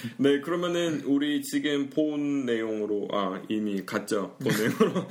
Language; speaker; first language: Korean; early bilingual, heritage; Korean